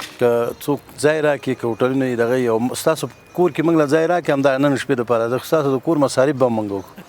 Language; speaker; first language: Pashto; non-native, local second language; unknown